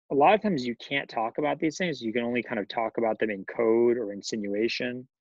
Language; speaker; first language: English; native; English